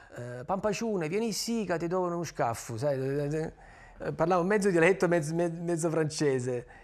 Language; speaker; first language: Italian; native; Italian